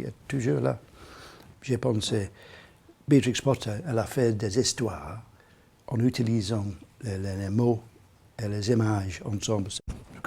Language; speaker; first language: French; non-native, learner; English